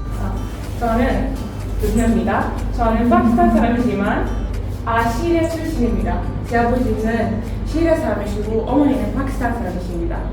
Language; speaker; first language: Korean; non-native, learner; Arabic